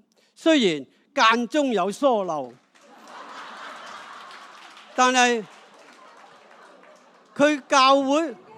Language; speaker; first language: Cantonese; native; Cantonese